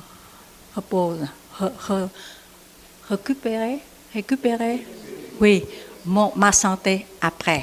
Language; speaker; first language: French; non-native, learner; Vietnamese